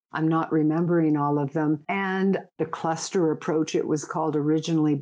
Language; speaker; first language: English; native; English